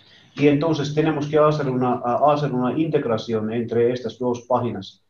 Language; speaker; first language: Spanish; non-native, fluent; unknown